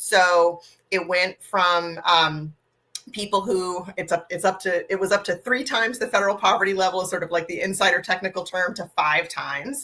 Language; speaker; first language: English; native; English